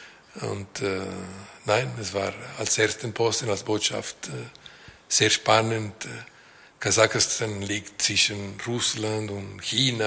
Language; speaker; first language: German; non-native, local second language; French